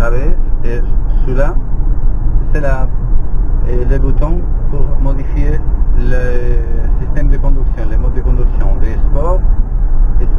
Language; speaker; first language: French; non-native, learner; Spanish